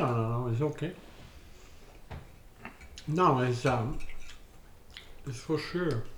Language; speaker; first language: English; non-native, learner; French